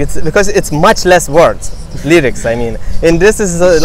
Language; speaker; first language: English; non-native, learner; Lithuanian